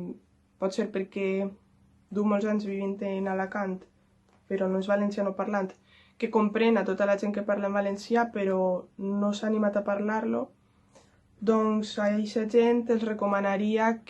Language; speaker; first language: Catalan; non-native, local second language; Spanish